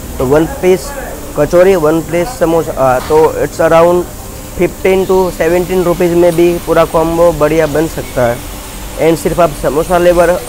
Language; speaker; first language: Hindi; non-native, local second language; Gujarati